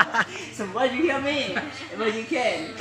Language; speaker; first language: English; non-native, learner; Hmong